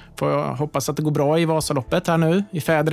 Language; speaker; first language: Swedish; native; Swedish